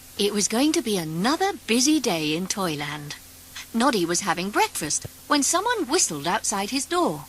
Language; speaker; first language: English; native; English